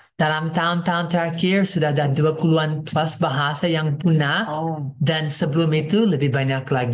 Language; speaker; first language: Indonesian; non-native, fluent; English